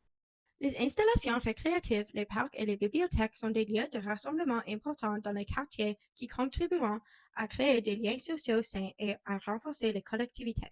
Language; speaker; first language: French; non-native, learner; English